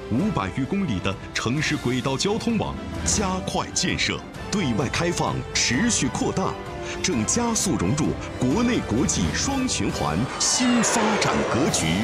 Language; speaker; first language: Chinese; native; Chinese